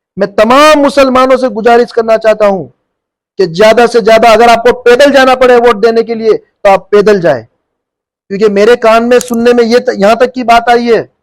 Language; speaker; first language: Hindi; non-native, local second language; Gujarati